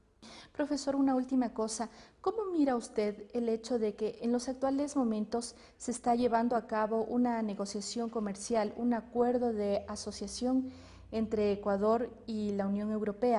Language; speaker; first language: Spanish; native; Spanish